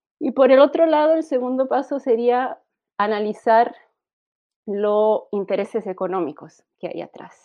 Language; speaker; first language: Spanish; non-native, fluent; Italian